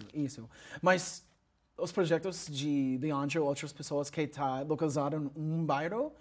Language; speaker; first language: Portuguese; non-native, learner; English